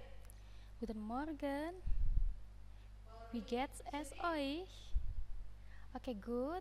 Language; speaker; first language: German; non-native, learner; Indonesian